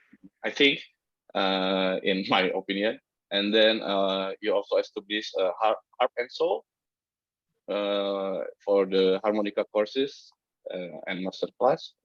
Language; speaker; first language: English; non-native, fluent; Indonesian